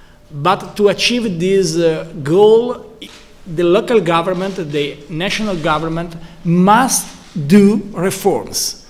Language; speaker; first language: English; non-native, learner; Italian